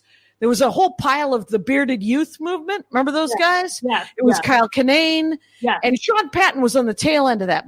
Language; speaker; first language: English; native; English